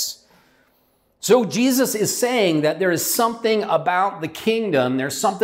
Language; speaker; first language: English; native; English